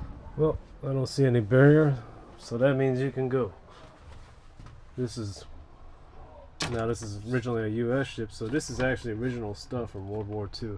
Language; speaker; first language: English; native; English